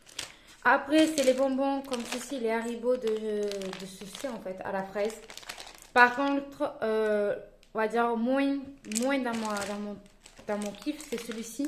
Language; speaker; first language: French; native; French